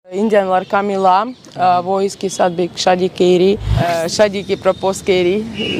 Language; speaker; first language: Hindi; non-native, learner; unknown